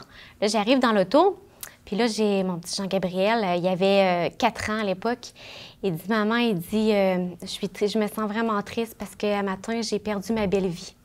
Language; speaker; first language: French; native; French